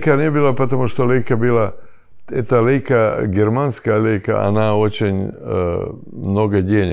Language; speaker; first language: Russian; non-native, learner; Serbian